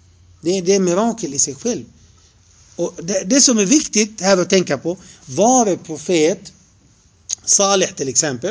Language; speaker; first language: Swedish; non-native, fluent; Arabic